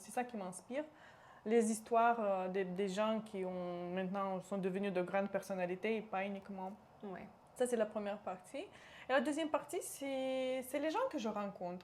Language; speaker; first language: French; non-native, local second language; Romanian